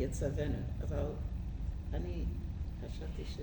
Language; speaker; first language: Hebrew; non-native, learner; English